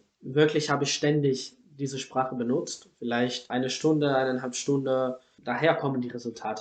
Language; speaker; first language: German; non-native, fluent; Spanish